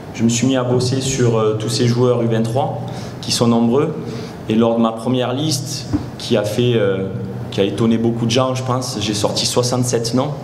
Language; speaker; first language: French; native; French